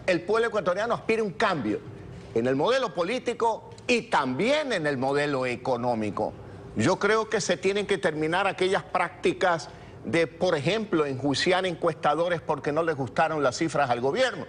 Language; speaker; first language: Spanish; native; Spanish